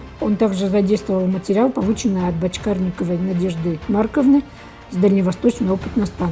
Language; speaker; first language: Russian; native; Russian